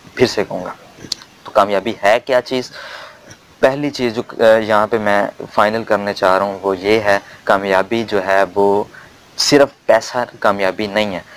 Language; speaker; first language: Urdu; native; Urdu